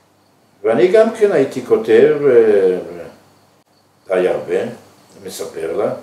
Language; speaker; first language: Hebrew; early bilingual, other home language; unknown